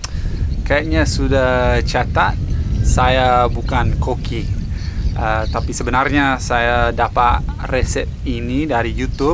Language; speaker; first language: Indonesian; non-native, fluent; English